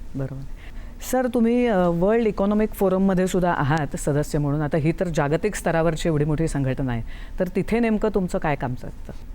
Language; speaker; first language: Marathi; native; Marathi